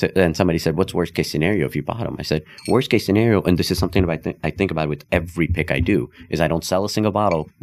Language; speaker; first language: English; non-native, local second language; Hindi